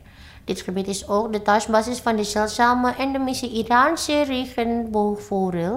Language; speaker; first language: Dutch; non-native, fluent; Indonesian